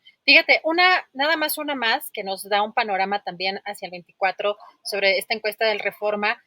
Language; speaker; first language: Spanish; native; Spanish